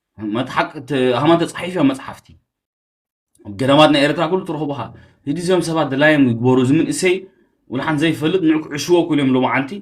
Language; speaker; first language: Tigrinya; early bilingual, heritage; Tigrinya